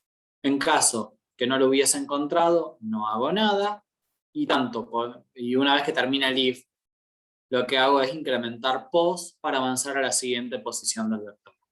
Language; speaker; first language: Spanish; native; Spanish